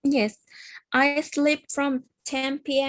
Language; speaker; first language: English; non-native, learner; Spanish